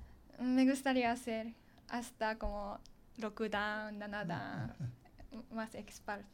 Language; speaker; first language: Spanish; non-native, learner; Japanese